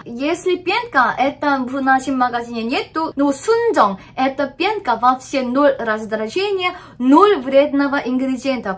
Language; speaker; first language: Russian; non-native, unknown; Korean